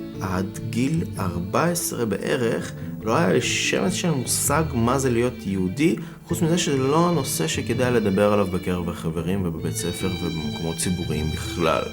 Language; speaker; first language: Hebrew; non-native, fluent; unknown